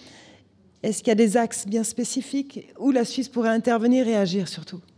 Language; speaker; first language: French; native; French